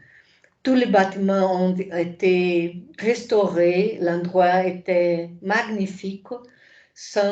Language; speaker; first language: French; non-native, fluent; Portuguese